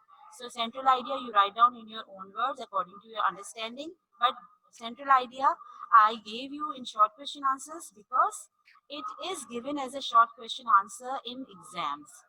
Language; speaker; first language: English; non-native, local second language; Urdu